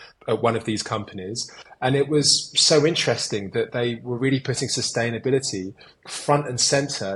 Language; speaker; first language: English; native; English